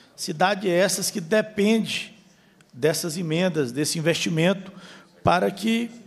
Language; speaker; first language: Portuguese; native; Portuguese